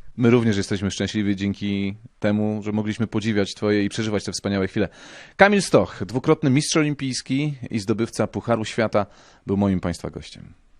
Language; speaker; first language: Polish; native; Polish